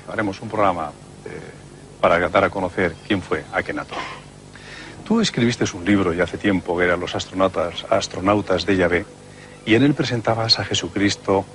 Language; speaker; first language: Spanish; native; Spanish